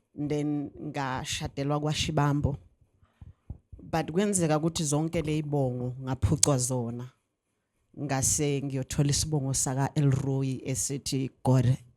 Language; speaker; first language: Zulu; native; Zulu